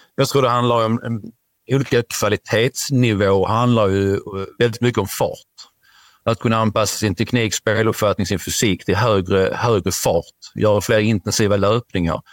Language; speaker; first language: Swedish; native; Swedish